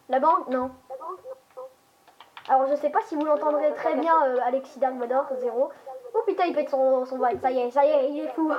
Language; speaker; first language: French; native; French